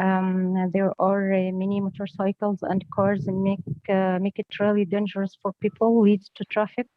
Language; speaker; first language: English; non-native, learner; Arabic